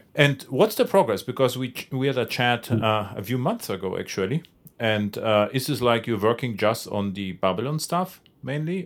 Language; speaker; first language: English; non-native, fluent; German